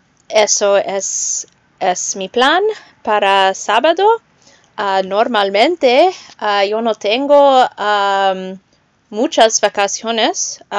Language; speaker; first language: Spanish; non-native, learner; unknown